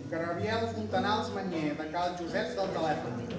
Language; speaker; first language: Catalan; native; Catalan